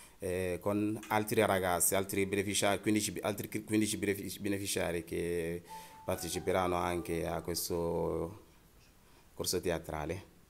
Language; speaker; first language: Italian; non-native, fluent; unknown